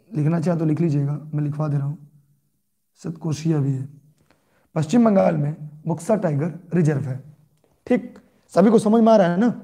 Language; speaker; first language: Hindi; native; Hindi